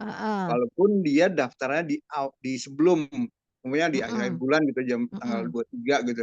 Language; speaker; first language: Indonesian; native; Indonesian